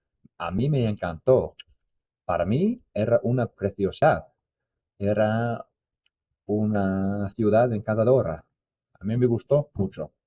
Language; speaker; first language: Spanish; non-native, fluent; English